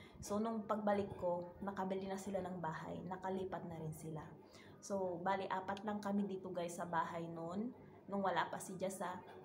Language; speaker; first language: Filipino; native; Filipino